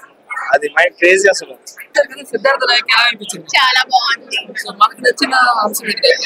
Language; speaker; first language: Telugu; native; Telugu